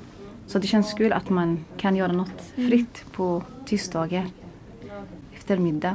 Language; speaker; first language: Swedish; non-native, learner; Arabic